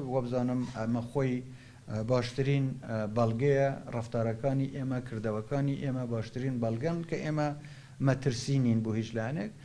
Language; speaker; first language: Central Kurdish; non-native, local second language; Kurdish